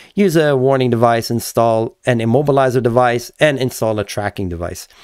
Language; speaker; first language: English; native; English